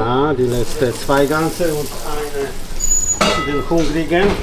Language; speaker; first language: German; non-native, fluent; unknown